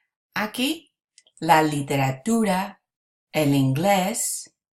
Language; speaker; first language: Spanish; non-native, fluent; English